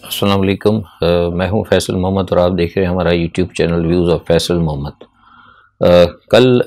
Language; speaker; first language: Urdu; native; Urdu